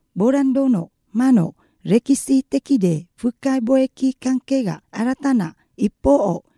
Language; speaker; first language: Japanese; non-native, fluent; Vietnamese